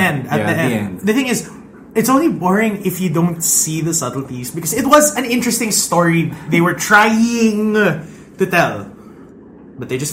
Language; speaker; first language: English; non-native, local second language; Filipino